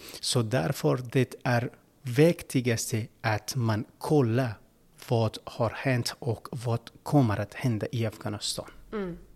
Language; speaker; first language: Swedish; non-native, learner; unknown